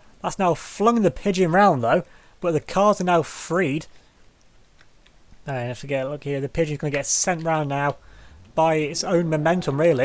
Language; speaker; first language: English; native; English